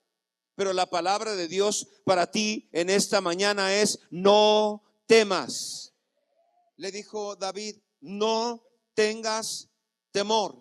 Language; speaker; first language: Spanish; native; Spanish